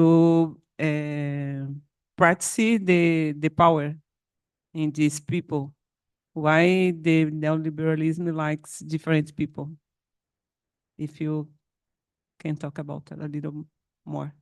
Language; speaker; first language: English; non-native, learner; Portuguese